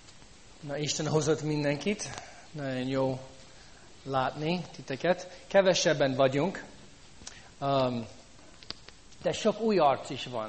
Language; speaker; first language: Hungarian; non-native, fluent; English